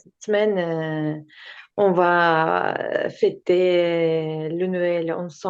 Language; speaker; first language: French; non-native, learner; Ukrainian